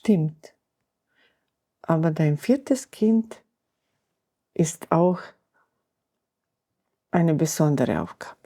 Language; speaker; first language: German; non-native, learner; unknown